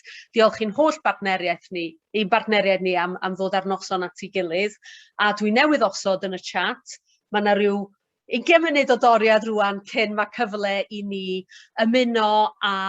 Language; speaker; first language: Welsh; native; Welsh